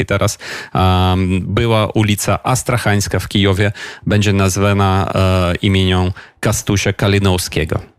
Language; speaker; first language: Polish; non-native, fluent; Ukrainian